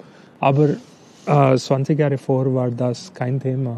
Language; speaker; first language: German; non-native, learner; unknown